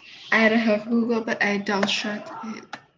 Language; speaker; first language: English; non-native, learner; Vietnamese